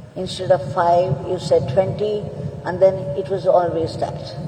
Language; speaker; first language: English; non-native, local second language; Tamil